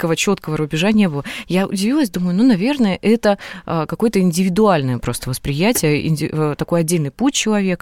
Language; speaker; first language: Russian; native; Russian